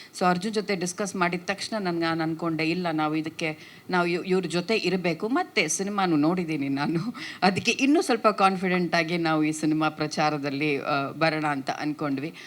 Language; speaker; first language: Kannada; native; Kannada